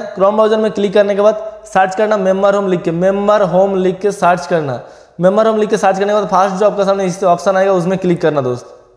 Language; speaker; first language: Hindi; non-native, local second language; Bangla